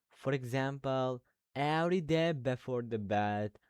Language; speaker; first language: English; non-native, learner; Uzbek